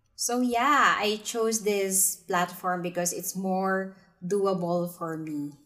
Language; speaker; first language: English; non-native, local second language; Filipino